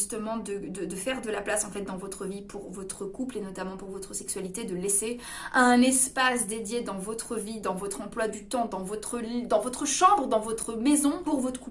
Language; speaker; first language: French; native; French